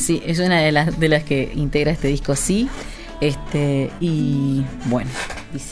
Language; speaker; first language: Spanish; native; Spanish